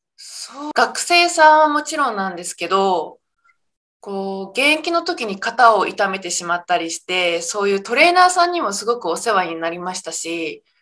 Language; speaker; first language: Japanese; native; Japanese